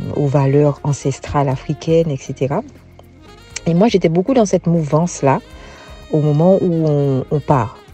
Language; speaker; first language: French; native; French